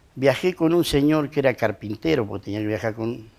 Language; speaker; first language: Spanish; native; Spanish